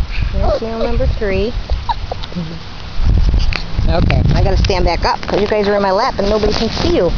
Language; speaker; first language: English; native; English